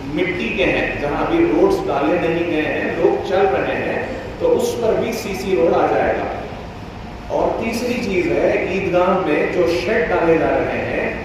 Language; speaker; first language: Hindi; non-native, local second language; Urdu